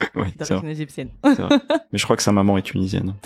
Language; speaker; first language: French; non-native, local second language; Arabic